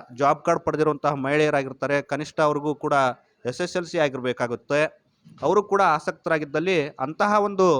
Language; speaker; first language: Kannada; native; Kannada